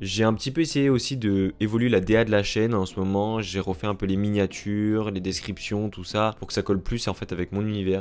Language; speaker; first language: French; native; French